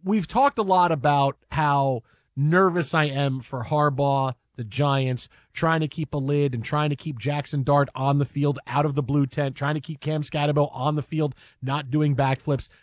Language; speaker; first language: English; native; English